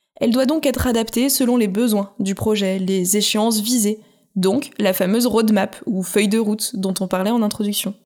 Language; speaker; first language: French; native; French